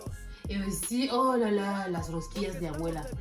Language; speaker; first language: French; native; French